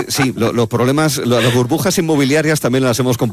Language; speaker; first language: Spanish; native; Spanish